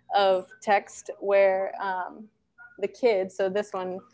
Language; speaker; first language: English; native; English